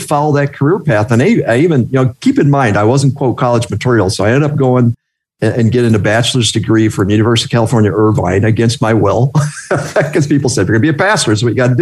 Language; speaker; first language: English; native; English